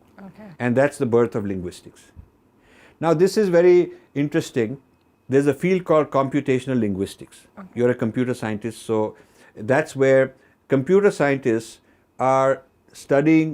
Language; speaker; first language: English; non-native, local second language; Hindi